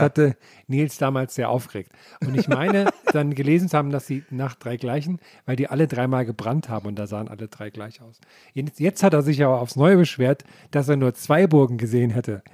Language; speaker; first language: German; native; German